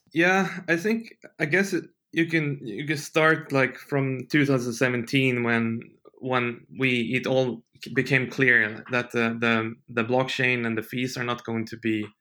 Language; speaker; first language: English; non-native, fluent; Swedish